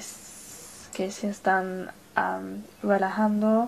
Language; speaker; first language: Spanish; non-native, learner; English